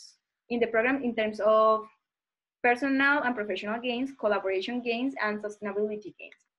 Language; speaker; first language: English; non-native, fluent; Spanish